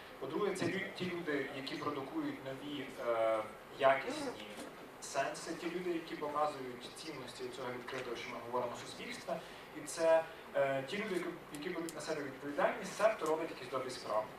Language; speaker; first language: Ukrainian; native; Ukrainian